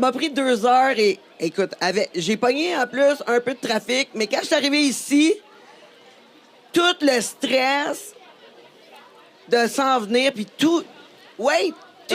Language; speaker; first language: French; native; French